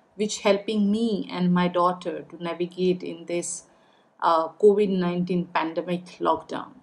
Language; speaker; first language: English; non-native, local second language; Bangla